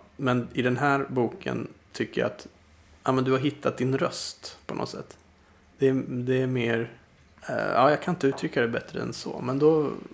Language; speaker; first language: Swedish; native; Swedish